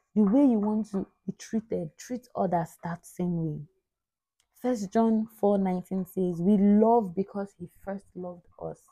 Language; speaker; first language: English; non-native, local second language; Igbo